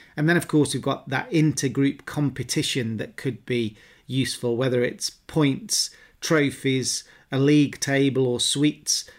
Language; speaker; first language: English; native; English